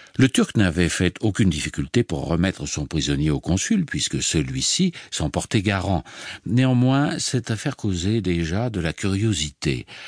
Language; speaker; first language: French; native; French